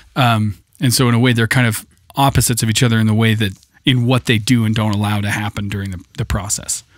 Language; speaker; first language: English; native; English